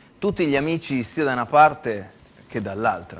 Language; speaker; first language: Italian; native; Italian